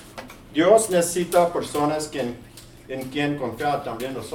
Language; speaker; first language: Spanish; early bilingual, heritage; English